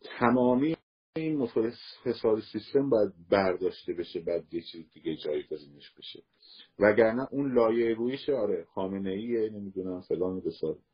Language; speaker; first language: Persian; native; Persian